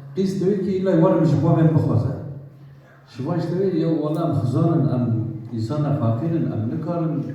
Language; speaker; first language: Kurdish; native; Kurdish